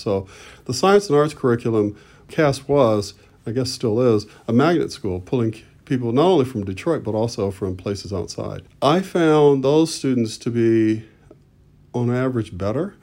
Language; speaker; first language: English; native; English